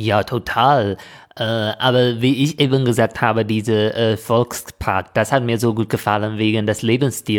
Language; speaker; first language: German; non-native, fluent; Chinese